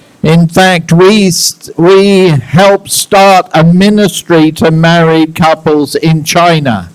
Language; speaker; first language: English; native; English